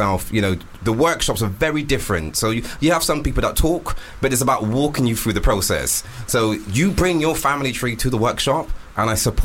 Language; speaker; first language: English; native; English